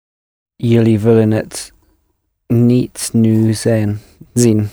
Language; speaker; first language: Dutch; non-native, learner; English